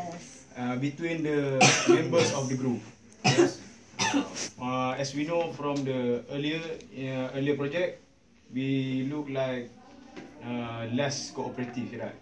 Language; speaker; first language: English; non-native, learner; Malay